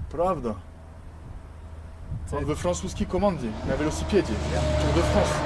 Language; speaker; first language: Russian; non-native, learner; French